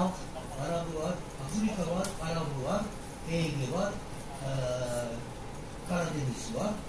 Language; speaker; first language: Turkish; non-native, learner; Japanese